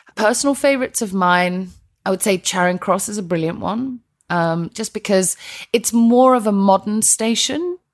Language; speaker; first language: English; non-native, fluent; Icelandic